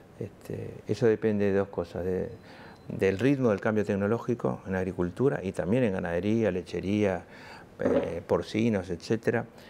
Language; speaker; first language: Spanish; native; Spanish